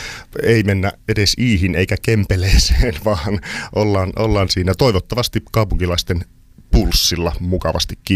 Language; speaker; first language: Finnish; native; Finnish